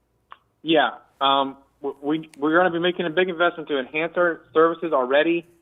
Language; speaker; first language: English; native; English